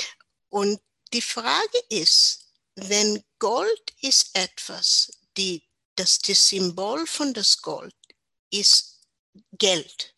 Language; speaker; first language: German; non-native, learner; English